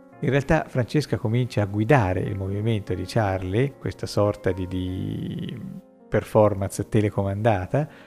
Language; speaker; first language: Italian; native; Italian